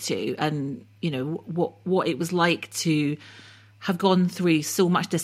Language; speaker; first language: English; native; English